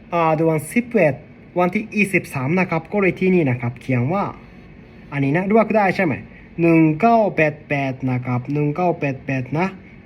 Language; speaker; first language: Thai; non-native, learner; Japanese